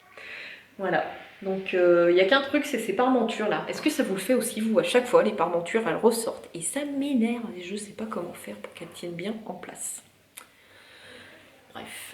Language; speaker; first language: French; native; French